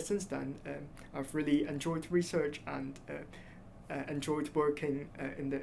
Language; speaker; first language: English; non-native, local second language; Cantonese